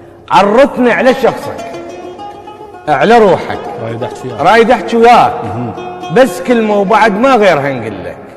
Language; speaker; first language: Arabic; native; Arabic